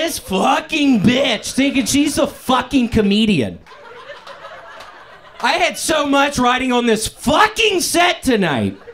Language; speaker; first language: English; native; English